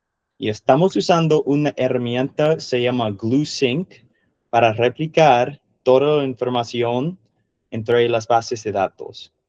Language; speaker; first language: Spanish; non-native, learner; English